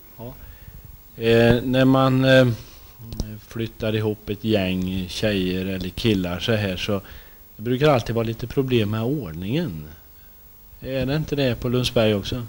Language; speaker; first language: Swedish; native; Swedish